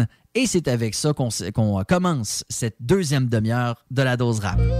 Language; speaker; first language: French; native; French